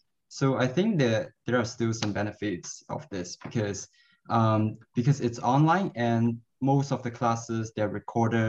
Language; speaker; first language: English; non-native, local second language; Cantonese